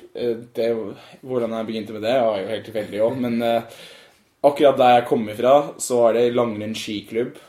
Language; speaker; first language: Norwegian; non-native, fluent; English